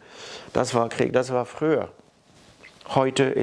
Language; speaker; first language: German; non-native, learner; French